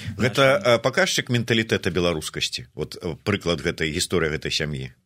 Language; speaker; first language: Belarusian; native; Belarusian